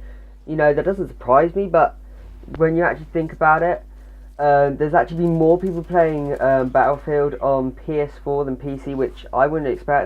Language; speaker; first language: English; native; English